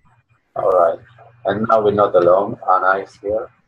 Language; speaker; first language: English; non-native, learner; Polish